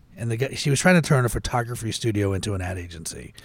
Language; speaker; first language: English; native; English